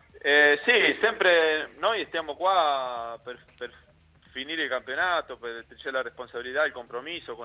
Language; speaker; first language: Italian; non-native, learner; Spanish